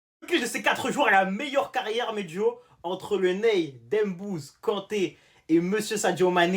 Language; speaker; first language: French; native; French